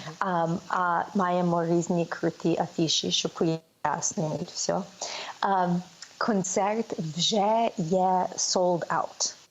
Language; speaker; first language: Ukrainian; early bilingual, heritage; Ukrainian